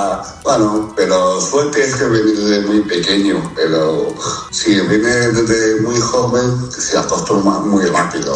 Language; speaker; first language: Spanish; non-native, fluent; Chinese